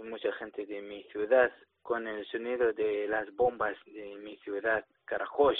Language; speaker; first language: Spanish; non-native, learner; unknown